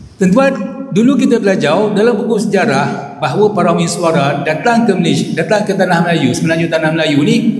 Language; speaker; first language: Malay; native; Malay